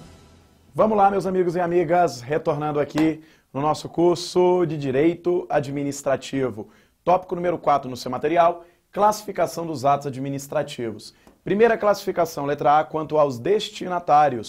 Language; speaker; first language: Portuguese; native; Portuguese